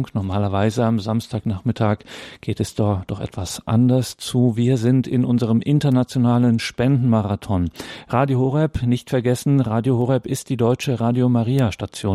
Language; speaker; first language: German; native; German